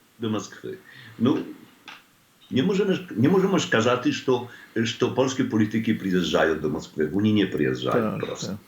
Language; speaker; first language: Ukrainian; non-native, learner; Polish